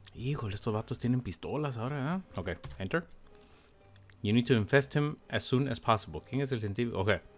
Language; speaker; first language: Spanish; early bilingual, heritage; Spanish